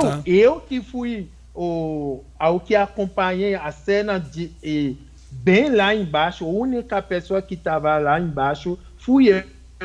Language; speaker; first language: Portuguese; non-native, fluent; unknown